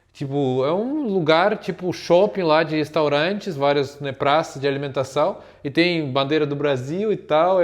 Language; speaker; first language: Portuguese; non-native, fluent; Russian